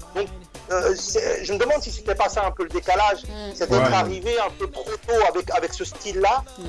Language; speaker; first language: French; native; French